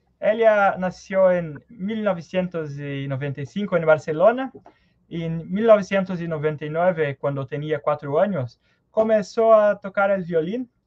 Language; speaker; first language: Spanish; non-native, learner; Portuguese